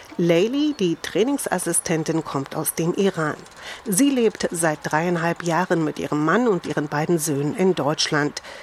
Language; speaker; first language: German; native; German